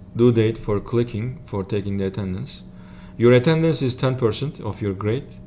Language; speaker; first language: English; non-native, learner; Turkish